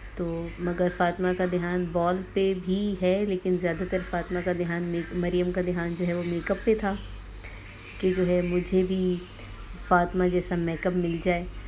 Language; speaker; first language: Urdu; native; Urdu